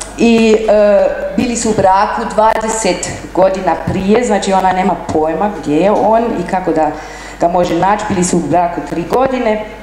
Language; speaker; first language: Croatian; non-native, fluent; German